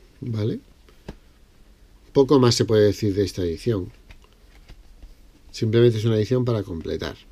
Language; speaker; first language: Spanish; native; Spanish